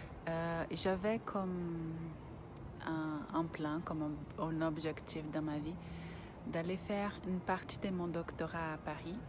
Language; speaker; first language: French; non-native, fluent; Portuguese